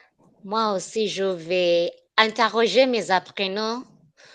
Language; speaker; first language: French; non-native, fluent; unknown